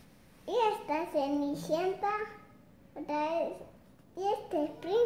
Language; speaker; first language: Spanish; early bilingual, other home language; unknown